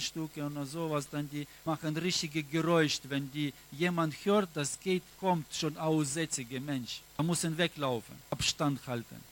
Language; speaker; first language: German; non-native, learner; Russian